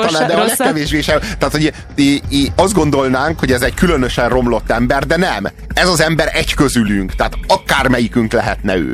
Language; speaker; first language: Hungarian; native; Hungarian